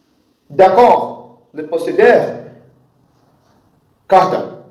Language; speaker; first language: French; non-native, learner; Portuguese